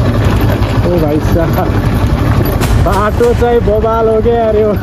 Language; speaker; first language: Nepali; native; Nepali